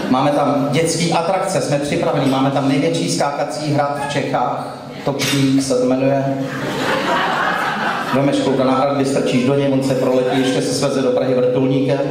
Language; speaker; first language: Czech; native; Czech